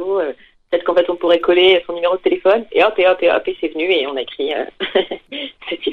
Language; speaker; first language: French; native; French